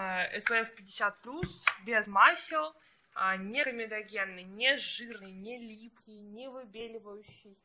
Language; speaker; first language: Russian; native; Russian